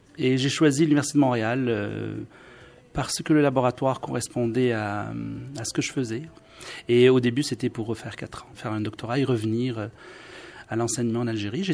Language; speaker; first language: French; non-native, local second language; Arabic